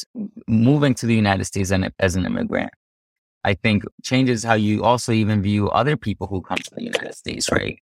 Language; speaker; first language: English; native; English